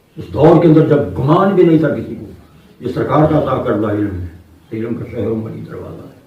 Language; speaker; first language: Urdu; non-native, local second language; Punjabi